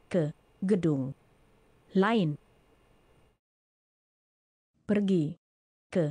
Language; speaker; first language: Indonesian; non-native, learner; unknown